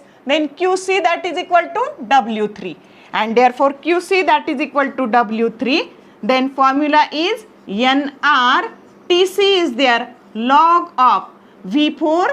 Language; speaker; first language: English; non-native, local second language; Marathi